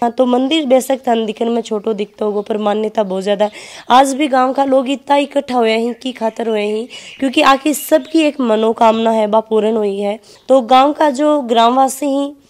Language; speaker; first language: Hindi; native; Hindi